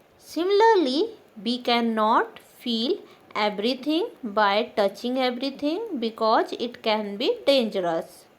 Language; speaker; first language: English; non-native, local second language; Hindi